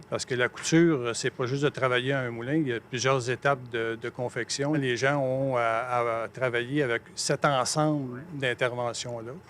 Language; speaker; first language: French; native; French